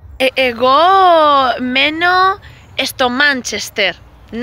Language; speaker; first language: Greek; non-native, learner; Spanish